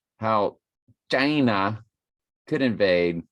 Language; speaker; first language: English; native; English